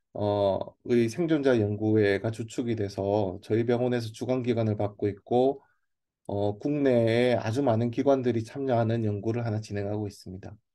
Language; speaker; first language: Korean; native; Korean